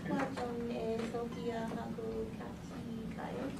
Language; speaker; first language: Korean; non-native, learner; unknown